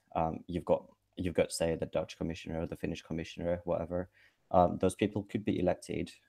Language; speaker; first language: English; non-native, fluent; Finnish